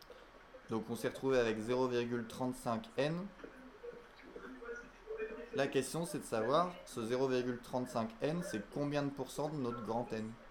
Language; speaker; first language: French; native; French